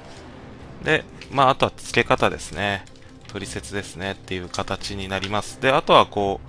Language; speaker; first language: Japanese; native; Japanese